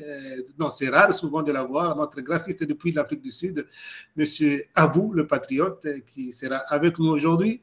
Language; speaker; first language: French; non-native, local second language; Lingala